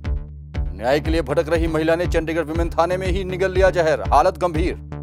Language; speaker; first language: Hindi; native; Hindi